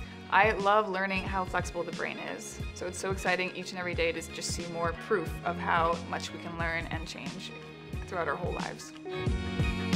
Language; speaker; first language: English; native; English